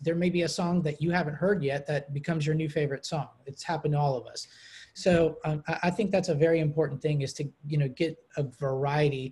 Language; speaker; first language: English; early bilingual, other home language; Greek